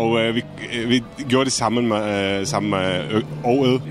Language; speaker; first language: Danish; non-native, fluent; Czech